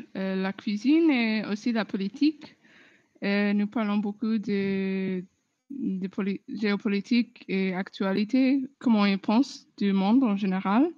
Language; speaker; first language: French; non-native, learner; English